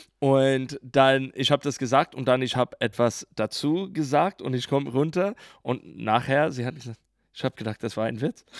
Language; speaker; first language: German; non-native, learner; English